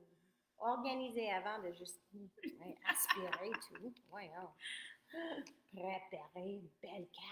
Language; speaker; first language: French; non-native, fluent; English